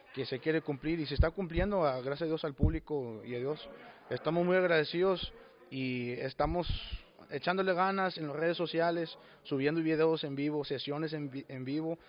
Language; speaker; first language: Spanish; early bilingual, heritage; Spanish